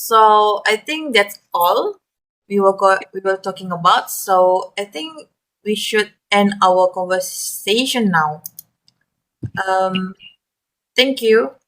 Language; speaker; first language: English; non-native, learner; Malay